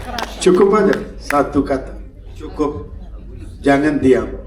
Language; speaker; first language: Indonesian; non-native, fluent; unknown